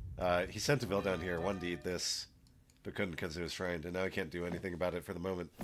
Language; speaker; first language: English; native; English